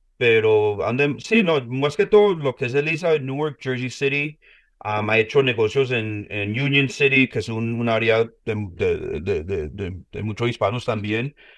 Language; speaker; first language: Spanish; early bilingual, heritage; Spanish